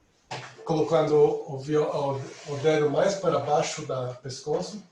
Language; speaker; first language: Portuguese; non-native, fluent; English